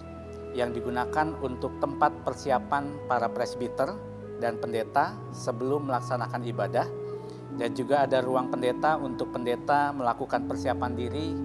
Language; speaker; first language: Indonesian; native; Indonesian